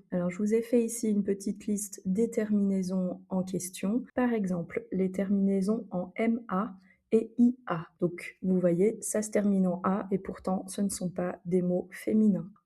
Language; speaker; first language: French; native; French